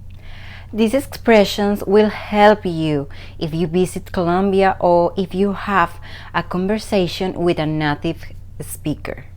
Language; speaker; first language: English; non-native, fluent; Spanish